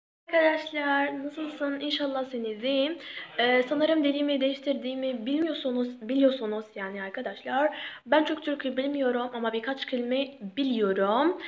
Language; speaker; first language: Turkish; non-native, learner; Arabic